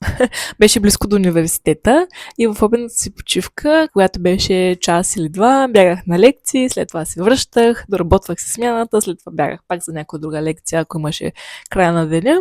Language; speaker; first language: Bulgarian; native; Bulgarian